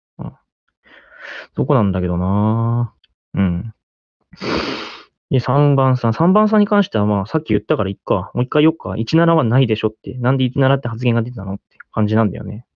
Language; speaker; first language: Japanese; native; Japanese